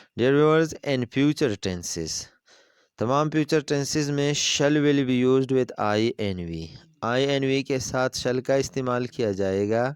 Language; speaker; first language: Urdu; non-native, local second language; Pashto